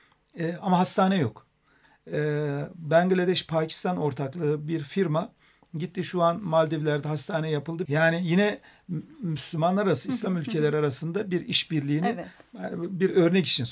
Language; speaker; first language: Turkish; native; Turkish